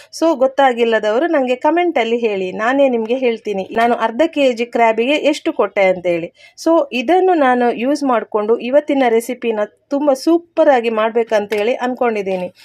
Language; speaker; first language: Kannada; non-native, local second language; Tulu